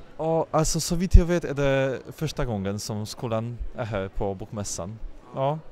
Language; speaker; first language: Swedish; non-native, fluent; Polish